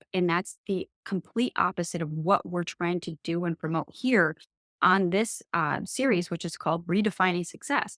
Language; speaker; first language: English; native; English